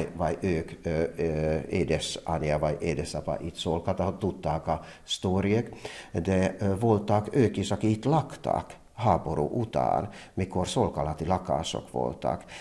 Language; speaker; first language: Hungarian; non-native, fluent; Finnish